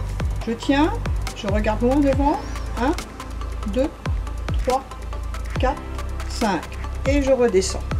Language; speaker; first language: French; native; French